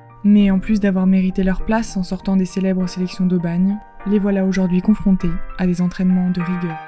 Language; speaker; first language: French; native; French